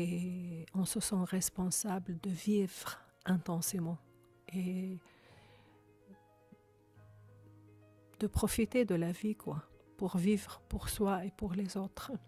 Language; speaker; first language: French; non-native, fluent; Arabic